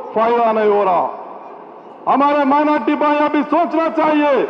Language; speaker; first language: Hindi; non-native, local second language; Telugu